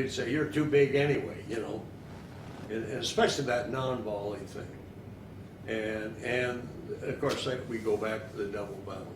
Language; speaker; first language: English; native; English